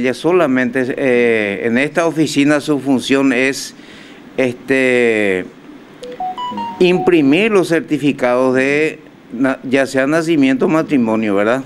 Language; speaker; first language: Spanish; native; Spanish